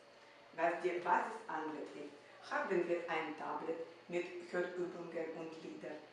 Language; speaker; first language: German; non-native, fluent; Ukrainian